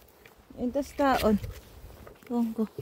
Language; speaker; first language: Finnish; non-native, learner; Filipino